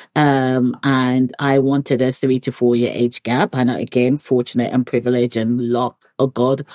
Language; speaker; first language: English; early bilingual, other home language; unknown